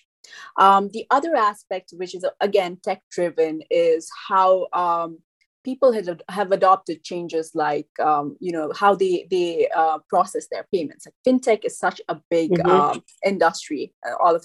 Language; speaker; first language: English; non-native, local second language; Nepali